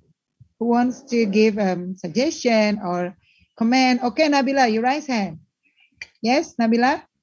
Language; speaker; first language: English; non-native, learner; Indonesian